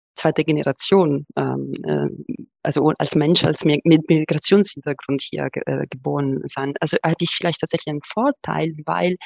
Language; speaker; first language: German; non-native, fluent; Italian